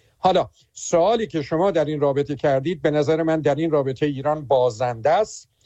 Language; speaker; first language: Persian; native; Persian